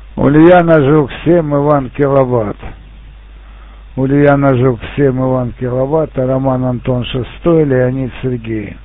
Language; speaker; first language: Russian; native; Russian